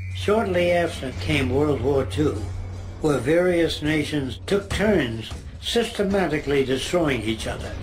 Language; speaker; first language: English; native; English